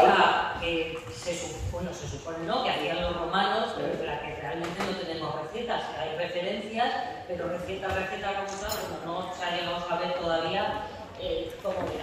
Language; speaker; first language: Spanish; native; Spanish